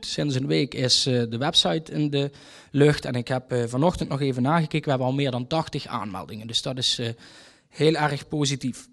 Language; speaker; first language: Dutch; native; Dutch